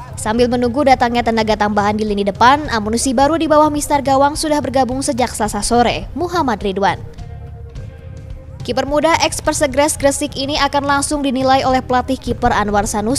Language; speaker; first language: Indonesian; native; Indonesian